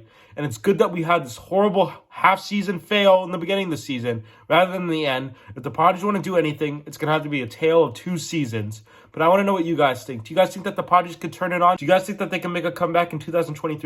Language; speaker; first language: English; native; English